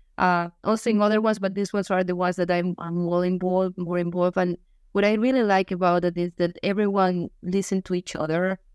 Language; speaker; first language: English; non-native, fluent; Galician